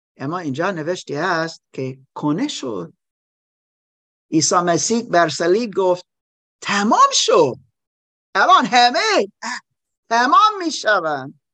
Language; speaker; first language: Persian; non-native, learner; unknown